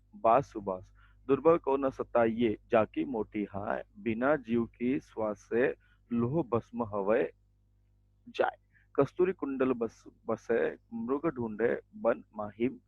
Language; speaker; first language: Hindi; non-native, local second language; Marathi